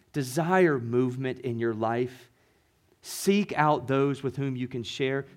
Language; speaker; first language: English; native; English